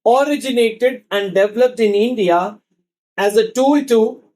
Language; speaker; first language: English; non-native, local second language; Tamil